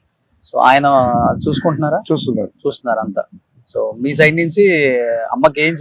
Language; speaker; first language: Telugu; native; Telugu